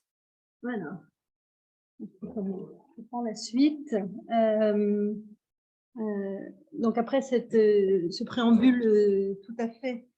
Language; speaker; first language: French; native; French